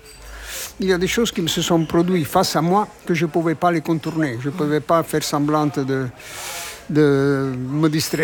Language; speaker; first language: French; non-native, fluent; Italian